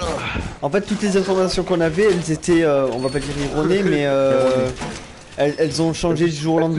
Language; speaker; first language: French; native; French